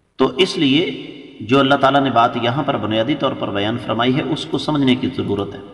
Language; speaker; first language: Urdu; non-native, local second language; Punjabi